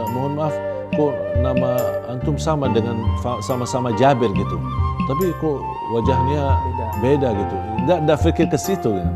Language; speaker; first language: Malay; non-native, fluent; Arabic